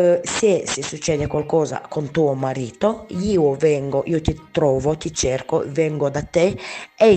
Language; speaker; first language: Italian; non-native, learner; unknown